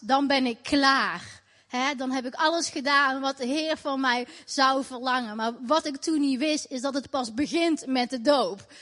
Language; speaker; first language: Dutch; native; Dutch